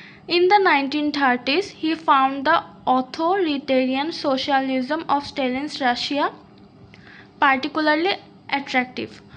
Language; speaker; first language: English; non-native, local second language; Bangla